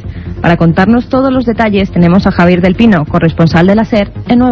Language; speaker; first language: Spanish; native; Spanish